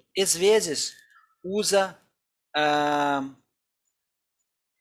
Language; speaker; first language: Portuguese; non-native, fluent; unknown